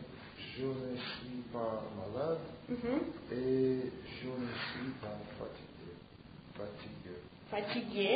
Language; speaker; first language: French; non-native, learner; Russian